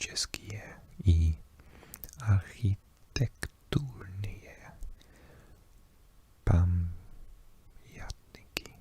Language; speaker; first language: Russian; non-native, learner; English